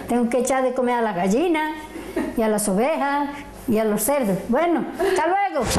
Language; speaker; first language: Spanish; non-native, local second language; Portuguese